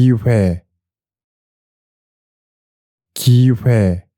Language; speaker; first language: Korean; native; Korean